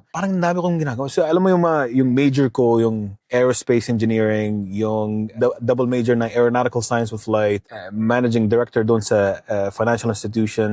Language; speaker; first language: Filipino; early bilingual, heritage; Filipino